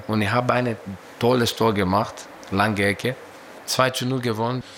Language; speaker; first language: German; non-native, learner; Greek